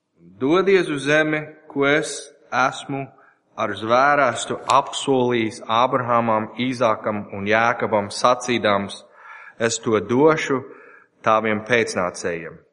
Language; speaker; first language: Latvian; non-native, learner; English